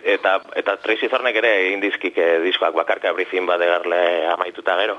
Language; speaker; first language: Basque; native; Basque